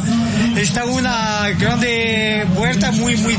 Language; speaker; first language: Portuguese; non-native, learner; Spanish